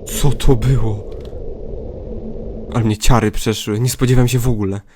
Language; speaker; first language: Polish; native; Polish